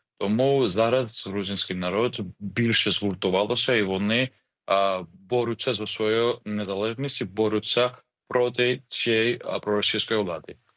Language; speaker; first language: Ukrainian; non-native, fluent; Georgian